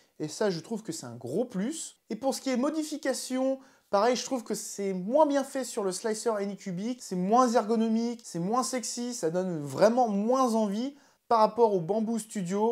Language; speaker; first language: French; native; French